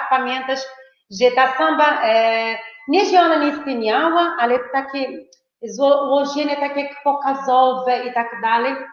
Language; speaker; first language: Polish; non-native, fluent; Portuguese